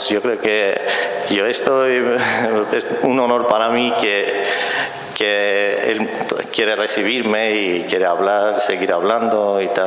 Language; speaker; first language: Spanish; non-native, fluent; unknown